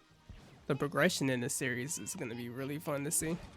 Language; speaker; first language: English; native; English